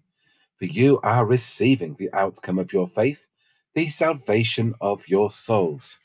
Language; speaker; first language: English; native; English